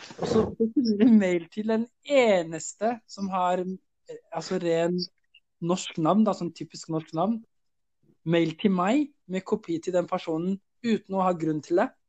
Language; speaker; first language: Norwegian; early bilingual, other home language; Somali